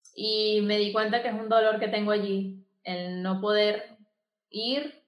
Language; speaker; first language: Spanish; native; Spanish